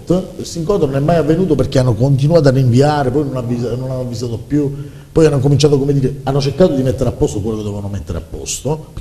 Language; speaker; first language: Italian; native; Italian